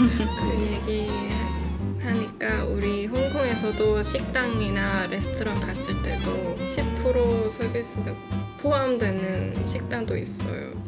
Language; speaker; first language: Korean; non-native, learner; Cantonese